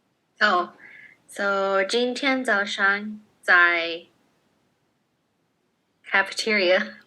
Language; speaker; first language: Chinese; non-native, learner; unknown